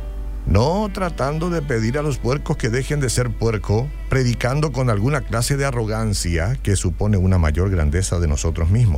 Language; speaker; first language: Spanish; native; Spanish